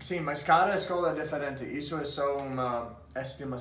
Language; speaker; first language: Portuguese; non-native, fluent; English